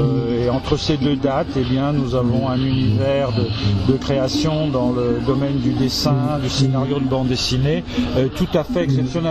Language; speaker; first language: French; native; French